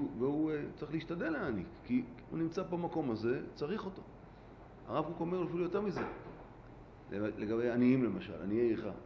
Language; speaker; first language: Hebrew; native; Hebrew